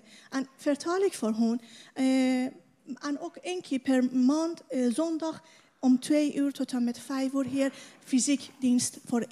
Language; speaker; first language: Dutch; non-native, learner; Persian